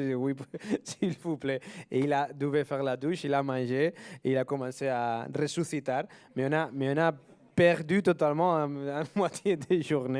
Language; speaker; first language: French; non-native, fluent; Spanish